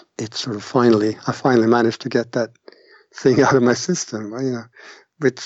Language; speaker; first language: English; non-native, fluent; Norwegian